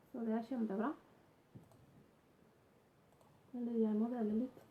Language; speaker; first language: Norwegian; non-native, learner; Spanish